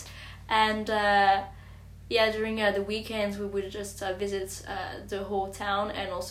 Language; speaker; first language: English; non-native, fluent; French